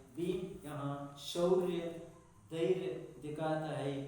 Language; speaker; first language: Hindi; non-native, local second language; Kannada